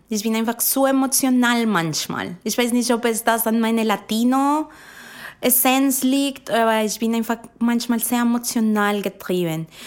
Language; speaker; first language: German; non-native, fluent; Spanish